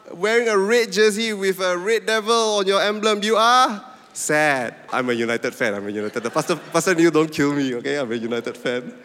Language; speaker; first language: English; non-native, local second language; Min Nan Chinese